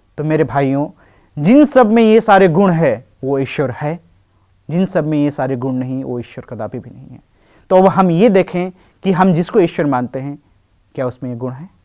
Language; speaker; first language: Hindi; native; Hindi